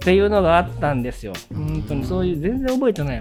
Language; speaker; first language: Japanese; native; Japanese